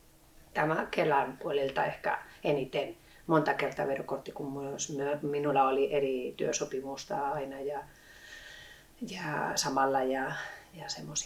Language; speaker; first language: Finnish; non-native, fluent; Spanish